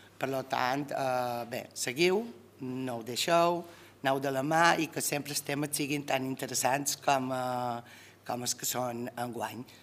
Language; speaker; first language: Catalan; native; Catalan